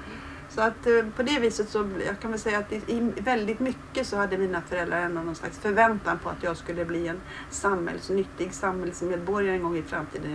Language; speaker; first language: Swedish; native; Swedish